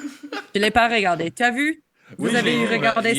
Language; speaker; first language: French; non-native, fluent; English